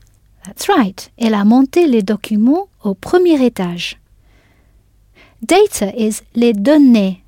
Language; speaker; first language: French; non-native, fluent; English